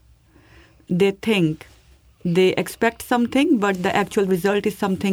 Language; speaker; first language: English; non-native, local second language; Hindi